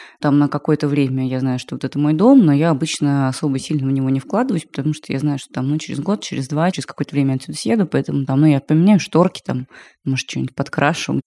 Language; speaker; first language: Russian; native; Russian